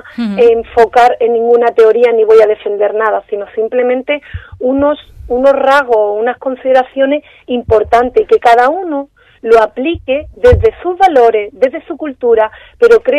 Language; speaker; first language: Spanish; native; Spanish